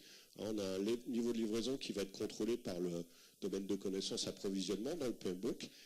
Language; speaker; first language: French; native; French